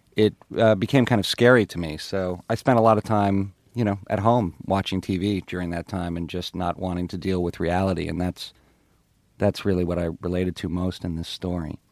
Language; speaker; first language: English; native; English